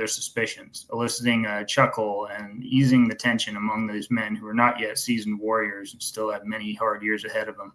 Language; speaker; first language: English; native; English